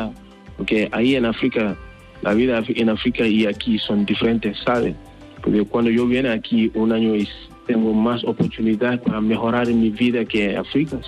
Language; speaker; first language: Spanish; non-native, learner; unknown